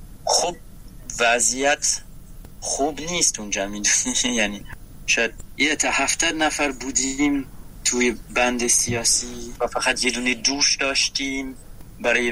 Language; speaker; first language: Persian; non-native, fluent; French